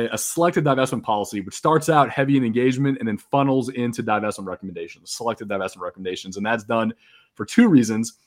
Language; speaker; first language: English; native; English